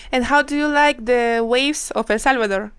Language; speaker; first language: English; non-native, learner; Ukrainian